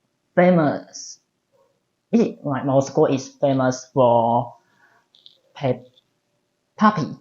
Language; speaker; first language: English; non-native, learner; Chinese